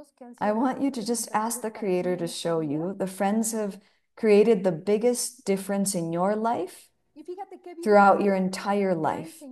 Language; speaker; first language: English; non-native, fluent; Spanish